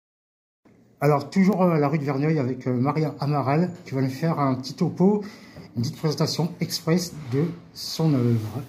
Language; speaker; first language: French; native; French